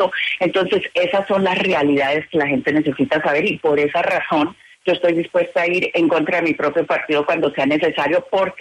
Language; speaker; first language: Spanish; native; Spanish